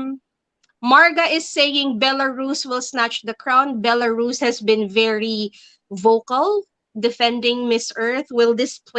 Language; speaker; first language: English; non-native, local second language; Filipino